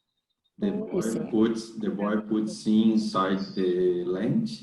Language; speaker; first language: English; non-native, learner; Portuguese